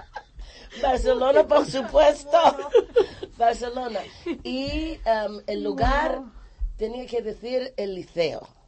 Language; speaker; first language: Spanish; non-native, fluent; English